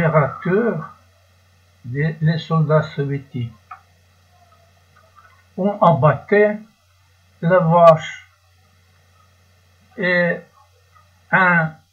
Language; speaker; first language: French; non-native, learner; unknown